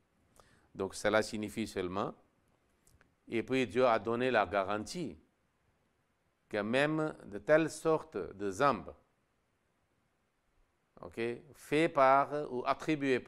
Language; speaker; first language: French; non-native, local second language; Wolof